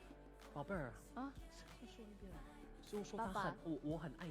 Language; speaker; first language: Chinese; non-native, fluent; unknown